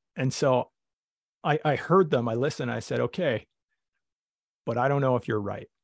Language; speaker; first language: English; native; English